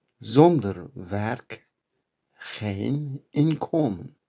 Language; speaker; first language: Dutch; non-native, learner; Turkish